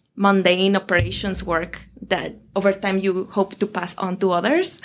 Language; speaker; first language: English; non-native, fluent; Spanish